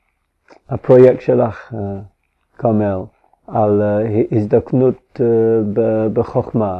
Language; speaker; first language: Hebrew; non-native, fluent; English